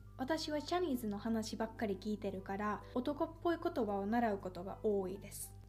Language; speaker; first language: Japanese; non-native, fluent; Finnish